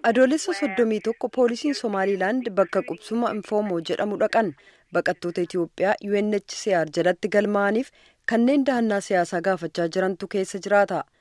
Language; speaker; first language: Oromo; native; Oromo